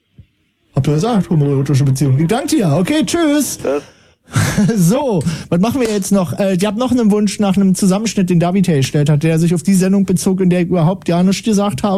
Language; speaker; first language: German; native; German